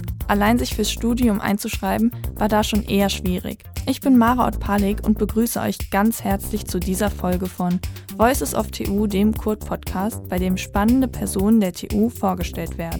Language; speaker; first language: German; native; German